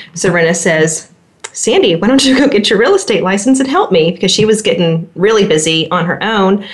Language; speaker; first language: English; native; English